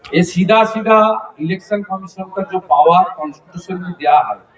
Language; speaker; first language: Hindi; non-native, local second language; Bangla